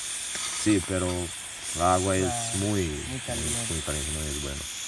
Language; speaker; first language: Spanish; non-native, learner; Romanian